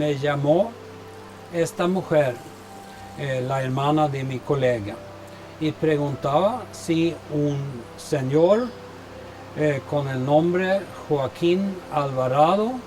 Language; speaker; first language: Spanish; non-native, fluent; Swedish